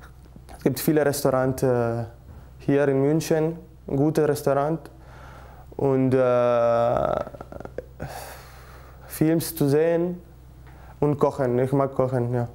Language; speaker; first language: German; non-native, learner; Italian